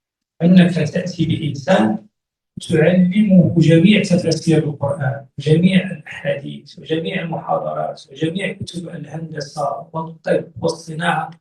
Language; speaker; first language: Arabic; native; Arabic